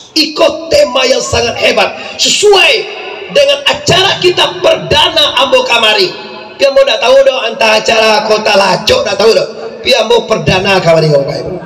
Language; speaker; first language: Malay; non-native, local second language; Minangkabau